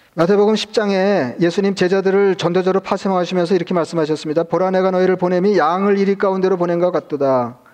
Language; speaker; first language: Korean; native; Korean